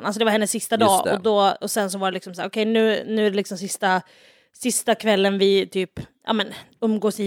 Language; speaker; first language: Swedish; native; Swedish